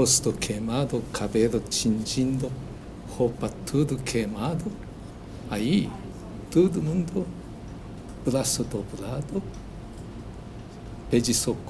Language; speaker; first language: Portuguese; non-native, learner; Japanese